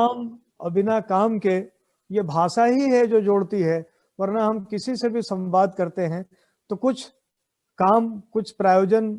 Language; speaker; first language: Hindi; native; Hindi